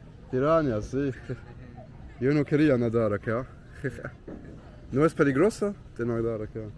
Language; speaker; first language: Spanish; non-native, learner; English